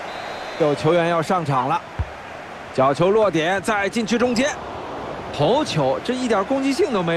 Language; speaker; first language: Chinese; native; Chinese